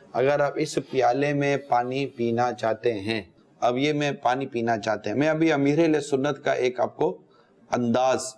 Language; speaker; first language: Urdu; native; Urdu